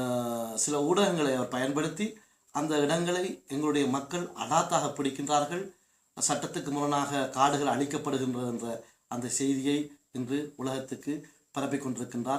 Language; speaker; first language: Tamil; native; Tamil